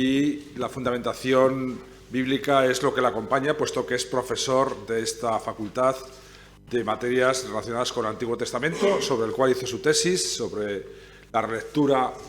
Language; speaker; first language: Spanish; native; Spanish